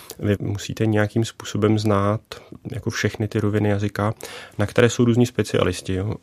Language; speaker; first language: Czech; native; Czech